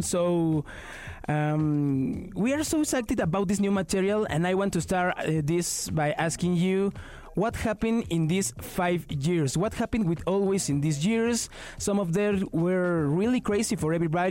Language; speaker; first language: English; non-native, fluent; Spanish